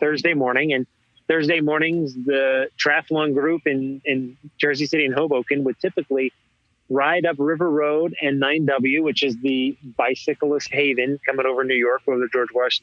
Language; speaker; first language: English; native; English